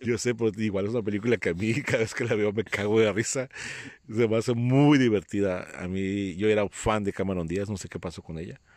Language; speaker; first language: Spanish; native; Spanish